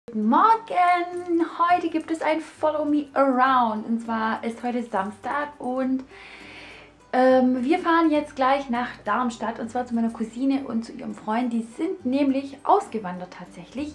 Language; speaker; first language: German; native; German